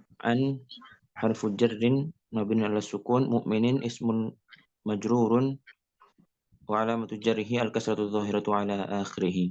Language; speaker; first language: Arabic; non-native, learner; Indonesian